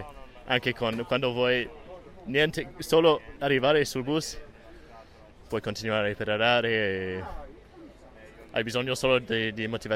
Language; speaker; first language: Italian; non-native, learner; English